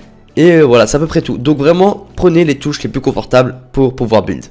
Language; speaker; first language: French; native; French